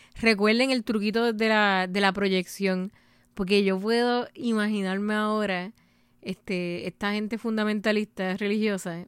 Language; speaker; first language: Spanish; native; Spanish